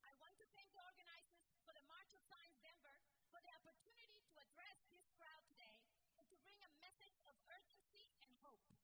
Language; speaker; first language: English; early bilingual, other home language; Spanish